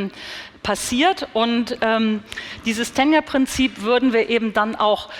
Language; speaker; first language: German; native; German